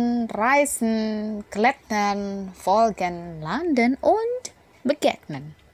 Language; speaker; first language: German; non-native, fluent; Indonesian